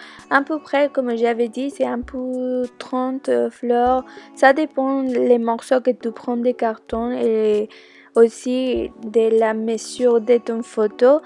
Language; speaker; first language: French; non-native, learner; Spanish